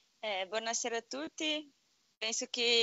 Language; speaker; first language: Italian; native; Italian